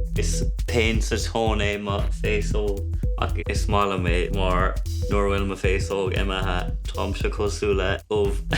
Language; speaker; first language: Irish; non-native, local second language; English